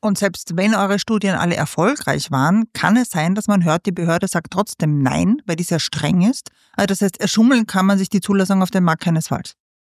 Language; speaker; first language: German; native; German